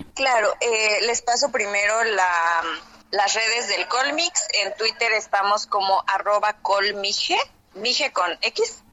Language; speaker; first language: Spanish; native; Spanish